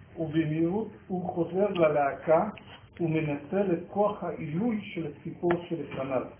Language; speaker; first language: Hebrew; native; Hebrew